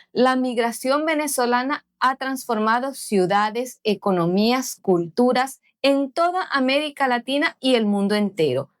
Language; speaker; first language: Spanish; native; Spanish